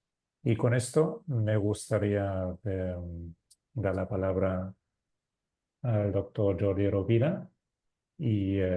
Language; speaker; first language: Spanish; non-native, fluent; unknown